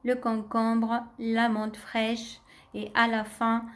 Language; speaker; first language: French; non-native, local second language; Arabic